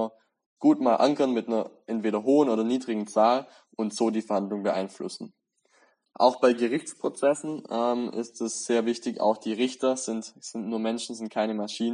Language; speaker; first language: German; native; German